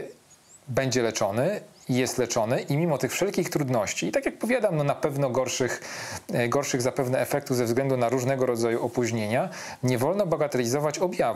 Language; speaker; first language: Polish; native; Polish